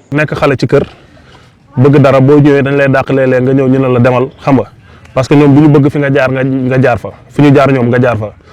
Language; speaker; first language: Wolof; non-native, local second language; Fula